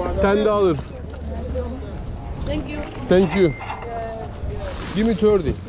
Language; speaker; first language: English; non-native, learner; Turkish